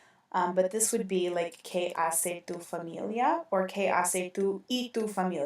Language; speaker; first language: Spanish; non-native, fluent; English